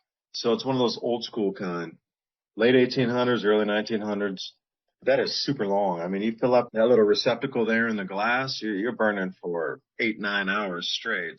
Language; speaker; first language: English; native; English